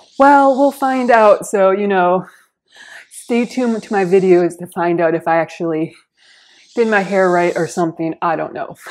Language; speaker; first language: English; native; English